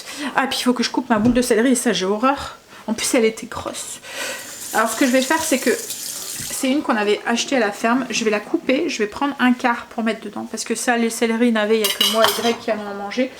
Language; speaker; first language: French; native; French